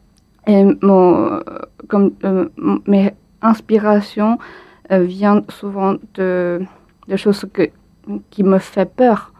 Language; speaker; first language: French; non-native, fluent; Chinese